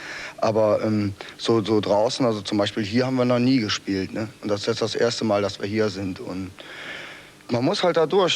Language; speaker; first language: German; native; German